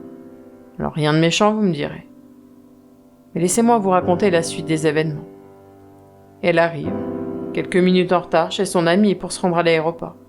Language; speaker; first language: French; native; French